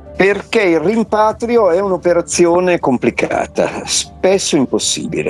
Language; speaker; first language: Italian; native; Italian